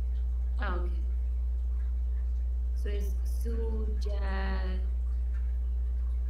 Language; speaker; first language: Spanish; early bilingual, heritage; Spanish